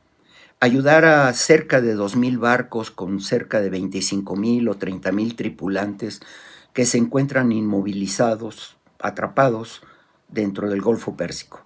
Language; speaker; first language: Spanish; native; Spanish